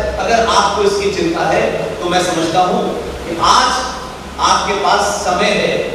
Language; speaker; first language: Hindi; native; Hindi